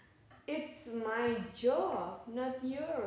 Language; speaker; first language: English; non-native, learner; Indonesian